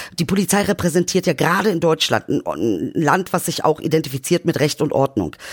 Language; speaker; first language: German; early bilingual, other home language; Turkish